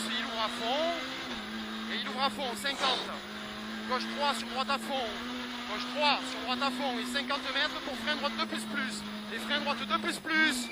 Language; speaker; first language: French; native; French